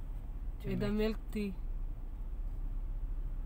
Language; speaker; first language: English; non-native, learner; Filipino